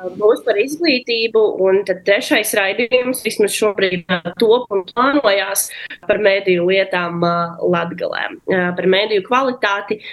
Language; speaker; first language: Latvian; non-native, local second language; Russian